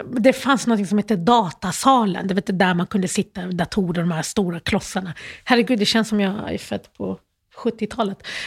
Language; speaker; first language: Swedish; early bilingual, other home language; Arabic